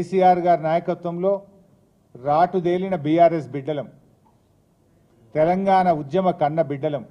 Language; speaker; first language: Telugu; native; Telugu